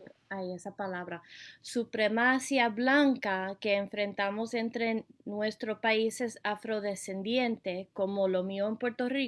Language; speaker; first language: Spanish; early bilingual, heritage; Spanish